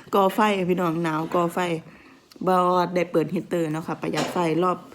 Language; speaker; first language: Thai; native; Thai